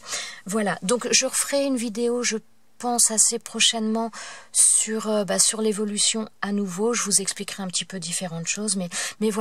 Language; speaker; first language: French; native; French